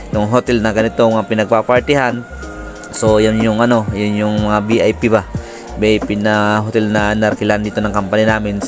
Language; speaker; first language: Filipino; non-native, local second language; Bikol